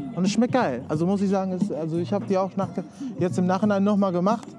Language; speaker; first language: German; early bilingual, other home language; Spanish